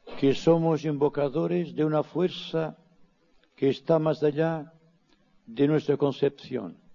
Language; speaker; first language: Spanish; non-native, local second language; Catalan